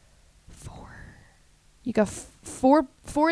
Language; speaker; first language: English; native; English